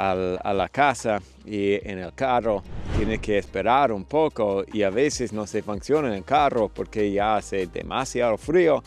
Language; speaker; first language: Spanish; non-native, fluent; English